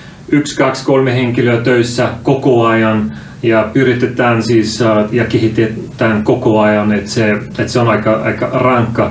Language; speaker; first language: Finnish; non-native, fluent; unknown